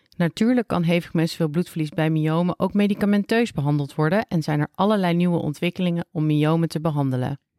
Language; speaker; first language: Dutch; native; Dutch